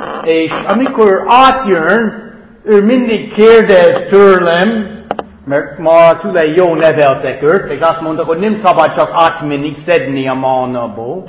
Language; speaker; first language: Hungarian; non-native, fluent; English